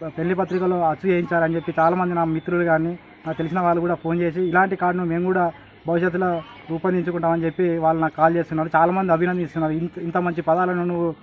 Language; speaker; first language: Telugu; native; Telugu